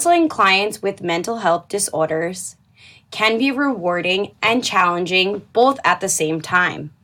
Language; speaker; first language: English; native; English